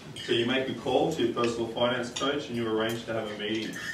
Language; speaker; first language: English; native; English